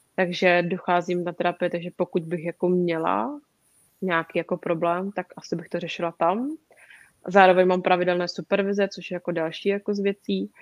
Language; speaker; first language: Czech; native; Czech